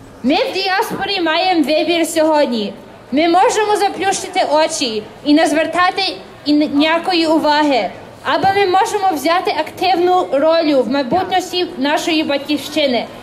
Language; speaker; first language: Ukrainian; early bilingual, heritage; Ukrainian